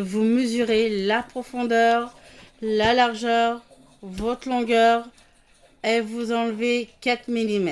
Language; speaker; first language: French; native; French